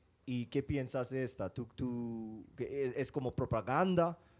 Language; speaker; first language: Spanish; non-native, fluent; English